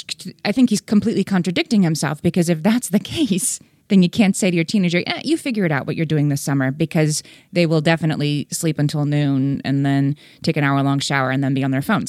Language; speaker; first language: English; native; English